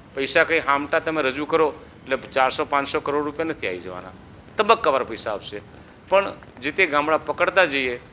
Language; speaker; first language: Gujarati; non-native, local second language; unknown